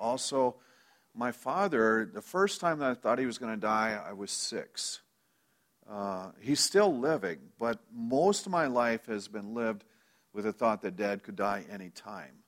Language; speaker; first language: English; native; English